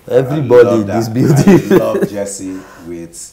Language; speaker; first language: English; non-native, local second language; Igbo